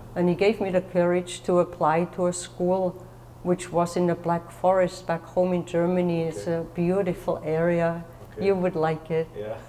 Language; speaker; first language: English; non-native, fluent; German